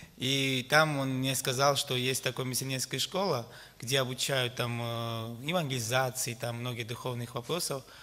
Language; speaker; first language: Russian; non-native, local second language; Georgian